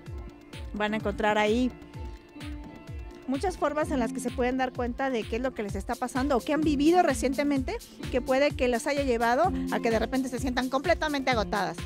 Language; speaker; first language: Spanish; native; Spanish